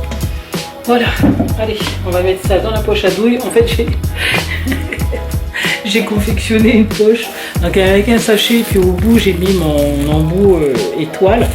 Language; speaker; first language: French; native; French